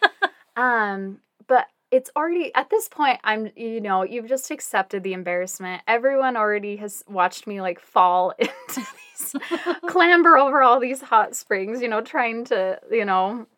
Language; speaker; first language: English; native; English